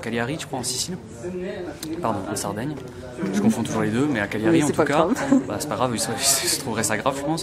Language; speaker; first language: French; native; French